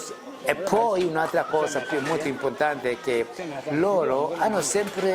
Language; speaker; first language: Italian; non-native, fluent; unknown